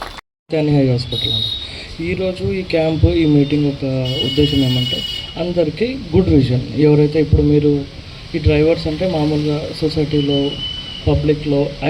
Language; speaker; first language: Telugu; native; Telugu